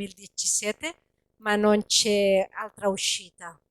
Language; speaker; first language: Italian; non-native, fluent; Catalan